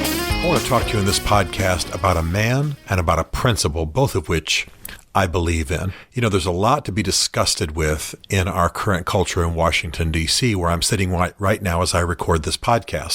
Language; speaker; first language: English; native; English